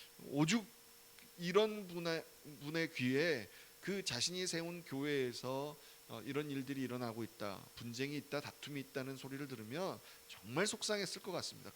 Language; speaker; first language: Korean; native; Korean